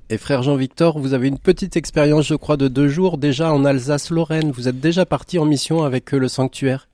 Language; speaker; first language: French; native; French